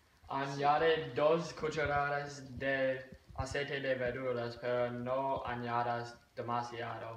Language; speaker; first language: Spanish; non-native, learner; English